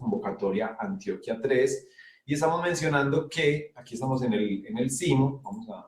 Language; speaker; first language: Spanish; native; Spanish